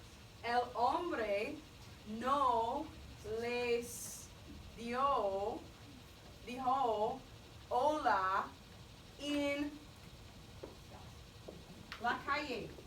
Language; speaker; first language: Spanish; non-native, fluent; English